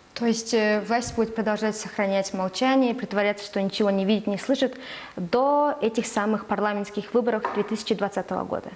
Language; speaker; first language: Russian; non-native, fluent; Mongolian